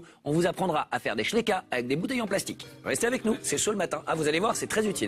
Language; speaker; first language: French; native; French